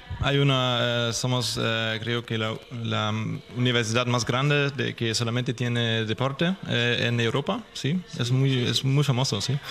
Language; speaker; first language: Spanish; non-native, learner; German